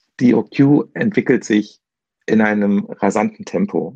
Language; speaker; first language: German; non-native, learner; Arabic